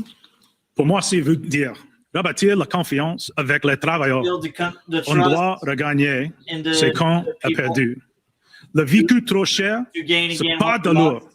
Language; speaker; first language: French; non-native, learner; English